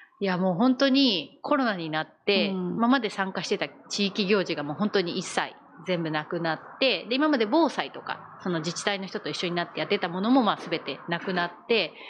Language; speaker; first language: Japanese; native; Japanese